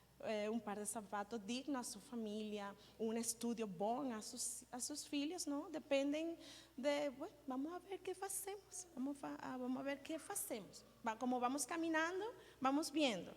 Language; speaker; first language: Portuguese; non-native, learner; Spanish